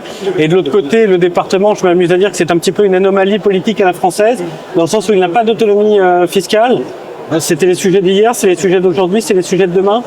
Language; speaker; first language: French; native; French